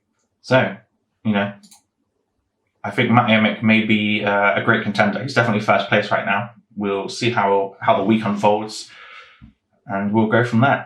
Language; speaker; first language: English; native; English